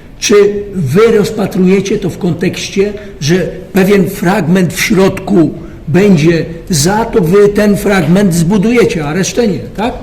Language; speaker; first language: Polish; native; Polish